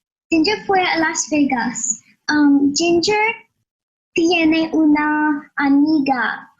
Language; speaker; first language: Spanish; non-native, learner; English